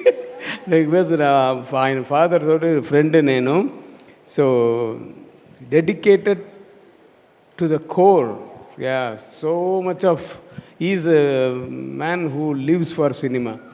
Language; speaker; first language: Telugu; non-native, learner; Tamil